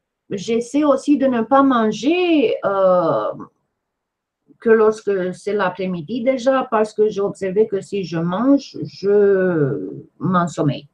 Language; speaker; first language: French; non-native, fluent; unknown